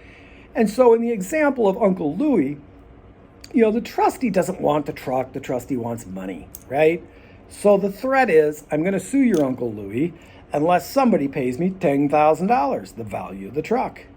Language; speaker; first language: English; native; English